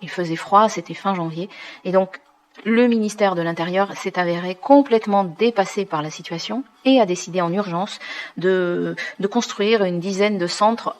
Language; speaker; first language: French; native; French